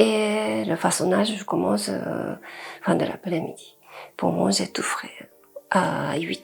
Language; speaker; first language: French; non-native, fluent; Japanese